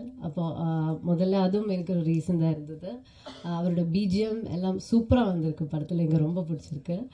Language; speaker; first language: Tamil; non-native, fluent; Malayalam